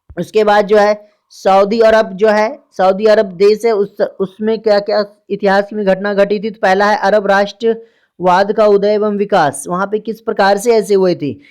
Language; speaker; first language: Hindi; native; Hindi